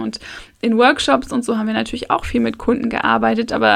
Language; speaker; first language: German; native; German